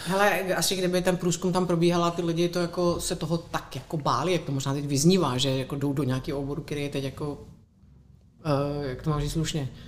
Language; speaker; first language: Czech; native; Czech